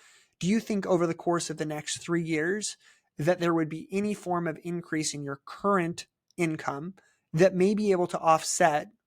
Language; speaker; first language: English; native; English